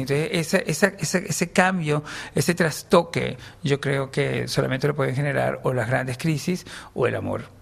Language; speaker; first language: Spanish; native; Spanish